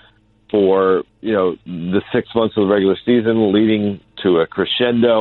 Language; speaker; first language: English; native; English